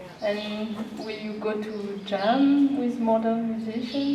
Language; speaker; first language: English; non-native, learner; French